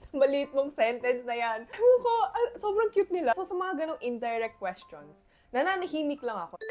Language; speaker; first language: Filipino; early bilingual, other home language; Korean